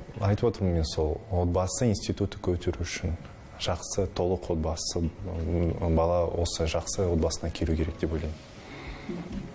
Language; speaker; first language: Kazakh; non-native, local second language; Russian